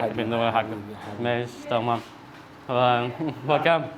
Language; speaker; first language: Arabic; non-native, fluent; Chinese